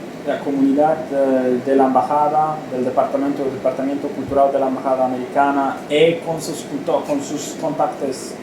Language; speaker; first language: Spanish; non-native, learner; Romanian